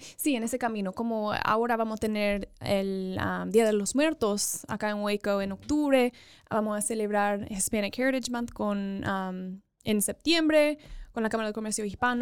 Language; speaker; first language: Spanish; early bilingual, other home language; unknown